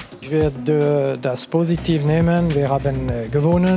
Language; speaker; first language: German; non-native, fluent; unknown